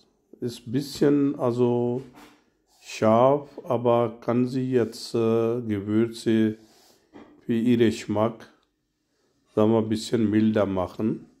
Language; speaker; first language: German; non-native, learner; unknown